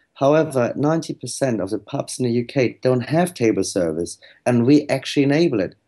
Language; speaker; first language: English; non-native, fluent; German